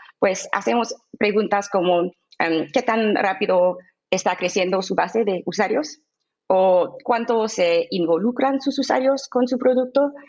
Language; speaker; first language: Spanish; non-native, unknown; English